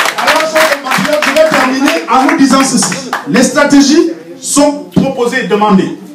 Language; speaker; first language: French; non-native, local second language; Fang